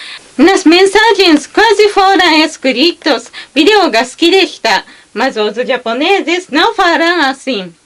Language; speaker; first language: Portuguese; non-native, fluent; Japanese